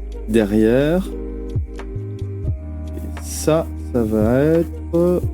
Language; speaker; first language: French; native; French